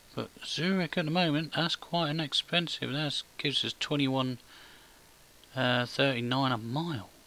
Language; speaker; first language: English; native; English